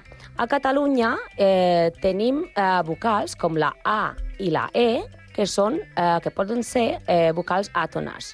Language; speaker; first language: Catalan; non-native, learner; Spanish